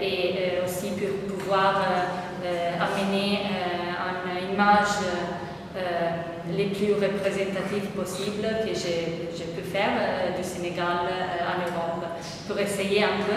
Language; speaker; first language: French; non-native, fluent; Italian